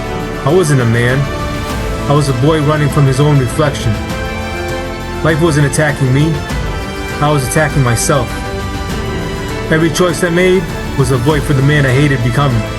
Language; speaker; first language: English; native; English